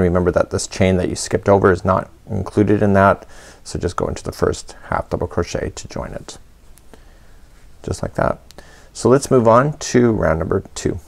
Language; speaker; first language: English; native; English